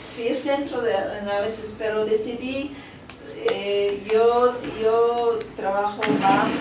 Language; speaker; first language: Spanish; non-native, fluent; English